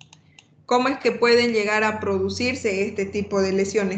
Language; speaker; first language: Spanish; native; Spanish